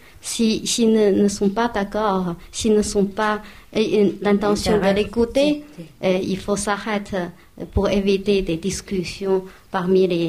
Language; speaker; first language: French; non-native, fluent; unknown